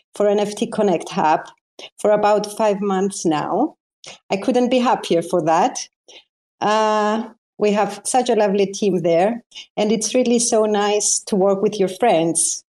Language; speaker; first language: English; non-native, fluent; Greek